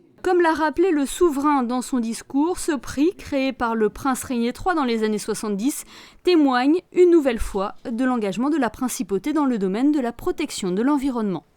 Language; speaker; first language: French; native; French